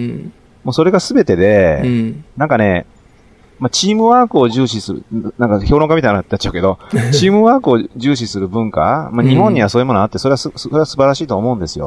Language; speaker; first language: Japanese; native; Japanese